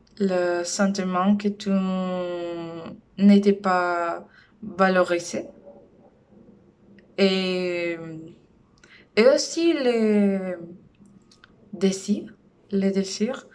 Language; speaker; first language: French; non-native, learner; Spanish